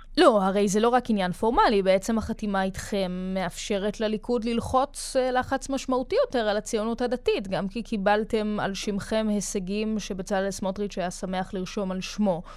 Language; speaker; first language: Hebrew; native; Hebrew